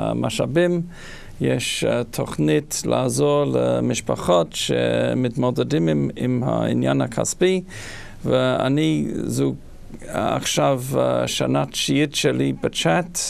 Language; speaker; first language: Hebrew; non-native, fluent; English